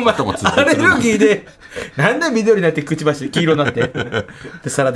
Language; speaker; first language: Japanese; native; Japanese